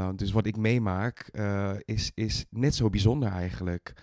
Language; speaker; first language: Dutch; early bilingual, other home language; Thai